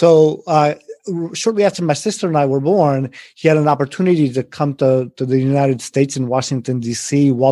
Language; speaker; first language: English; early bilingual, other home language; Spanish